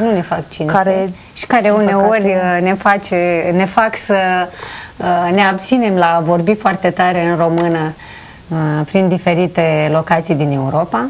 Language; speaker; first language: Romanian; native; Romanian